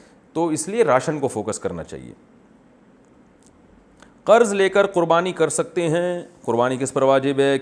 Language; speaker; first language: Urdu; native; Urdu